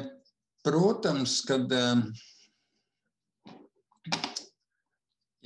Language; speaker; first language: Latvian; native; Latvian